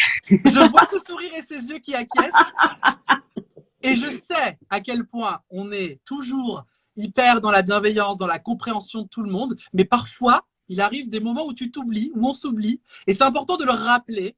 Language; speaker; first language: French; native; French